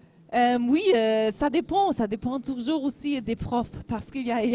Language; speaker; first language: French; non-native, learner; German